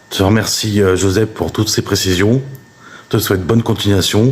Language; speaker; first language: French; native; French